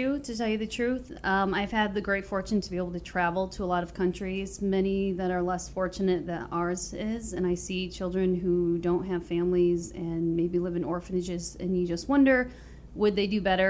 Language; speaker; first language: English; native; English